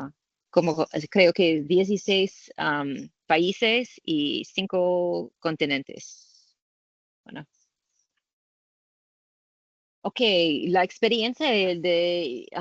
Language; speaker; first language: Spanish; non-native, learner; English